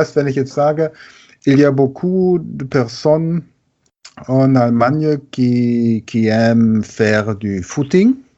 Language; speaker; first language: French; non-native, learner; German